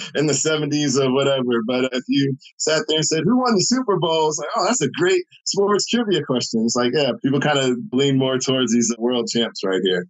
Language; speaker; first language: English; native; English